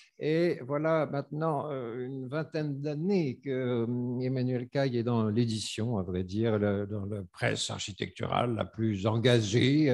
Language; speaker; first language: French; native; French